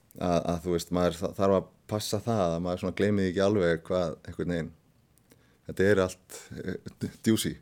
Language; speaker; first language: Icelandic; native; Icelandic